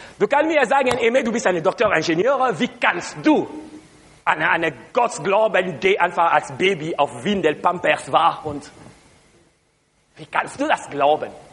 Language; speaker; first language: German; non-native, learner; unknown